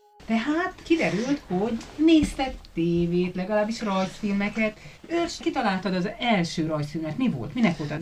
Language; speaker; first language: Hungarian; native; Hungarian